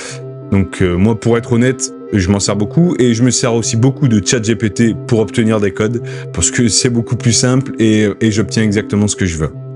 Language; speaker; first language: French; native; French